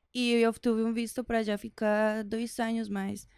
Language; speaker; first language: Portuguese; non-native, learner; Spanish